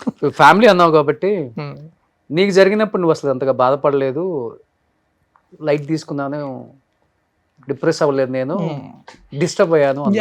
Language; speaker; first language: Telugu; native; Telugu